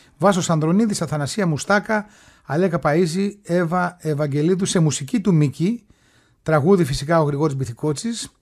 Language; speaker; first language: Greek; native; Greek